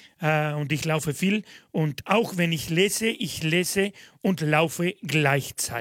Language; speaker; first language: German; non-native, fluent; Spanish